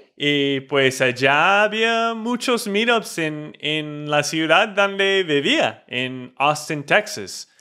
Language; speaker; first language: Spanish; non-native, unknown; English